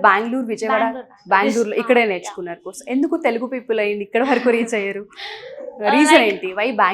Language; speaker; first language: Telugu; native; Telugu